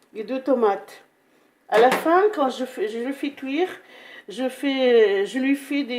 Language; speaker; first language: French; non-native, local second language; Arabic